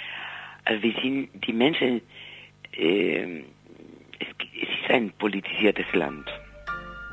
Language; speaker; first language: German; non-native, fluent; Spanish